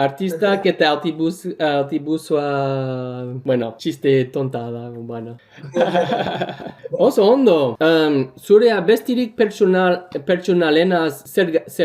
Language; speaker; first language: Basque; non-native, learner; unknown